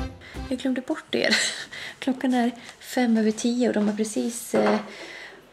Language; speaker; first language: Swedish; native; Swedish